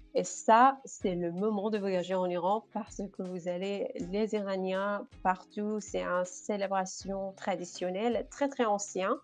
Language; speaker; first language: French; non-native, fluent; Persian